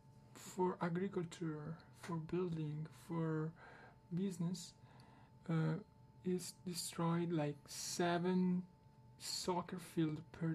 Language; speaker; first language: English; non-native, learner; Italian